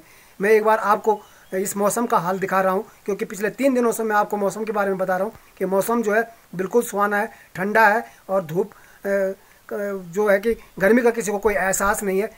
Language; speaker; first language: Hindi; native; Hindi